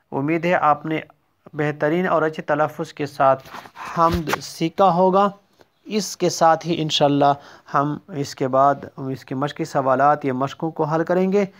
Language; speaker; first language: Urdu; non-native, local second language; Pashto